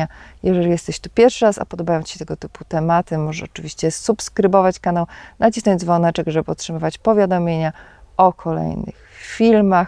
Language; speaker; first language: Polish; native; Polish